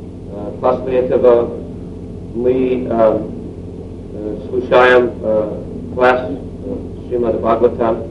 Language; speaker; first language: Russian; non-native, learner; English